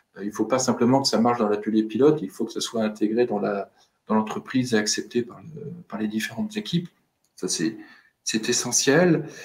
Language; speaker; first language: French; native; French